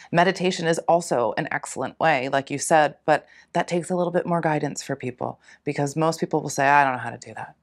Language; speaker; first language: English; native; English